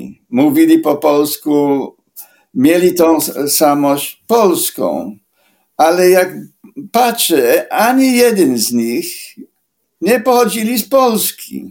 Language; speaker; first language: Polish; non-native, fluent; English